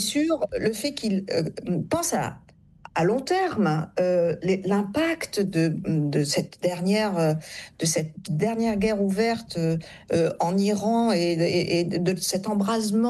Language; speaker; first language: French; native; French